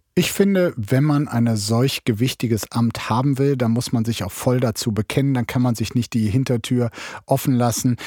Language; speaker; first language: German; native; German